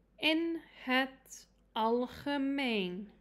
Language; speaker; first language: Dutch; non-native, fluent; Arabic